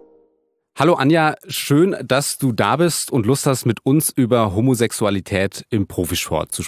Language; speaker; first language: German; native; German